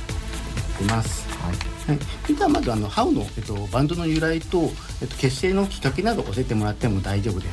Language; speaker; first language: Japanese; native; Japanese